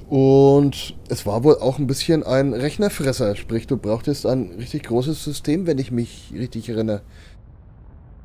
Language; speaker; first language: German; native; German